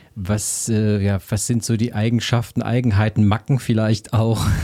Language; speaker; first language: German; native; German